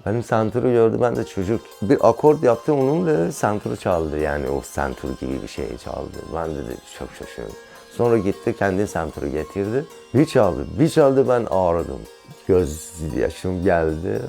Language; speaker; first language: Turkish; non-native, learner; Persian